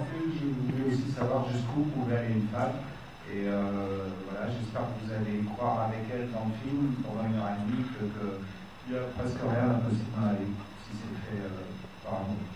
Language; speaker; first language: French; native; French